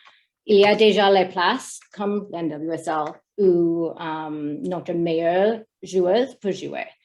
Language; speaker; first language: French; non-native, learner; English